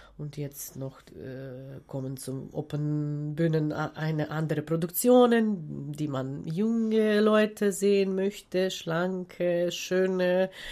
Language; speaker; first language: German; non-native, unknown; Ukrainian